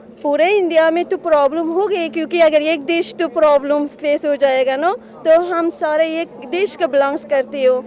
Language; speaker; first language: Hindi; non-native, learner; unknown